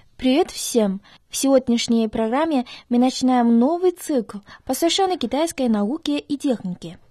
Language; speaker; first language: Russian; non-native, fluent; Chinese